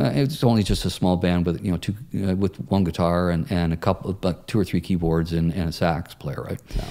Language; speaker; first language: English; native; English